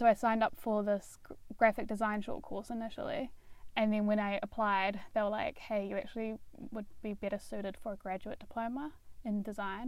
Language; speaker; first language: English; native; English